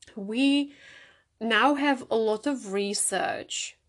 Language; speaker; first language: English; non-native, fluent; Czech